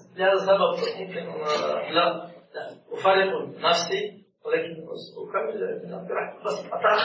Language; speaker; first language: Arabic; non-native, learner; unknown